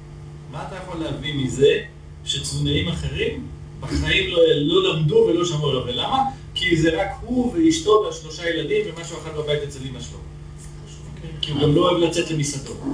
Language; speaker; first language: Hebrew; native; Hebrew